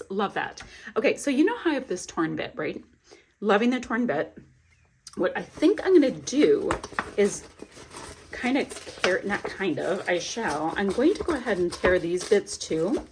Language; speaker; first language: English; native; English